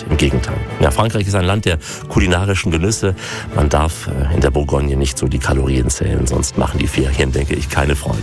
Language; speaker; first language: German; native; German